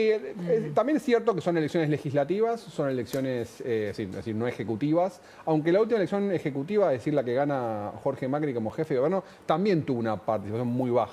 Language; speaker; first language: Spanish; native; Spanish